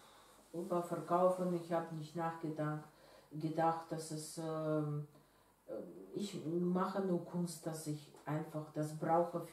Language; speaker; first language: German; non-native, learner; Russian